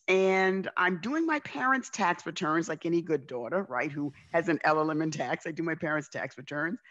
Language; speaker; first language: English; native; English